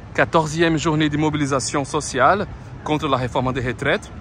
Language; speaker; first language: French; non-native, fluent; Portuguese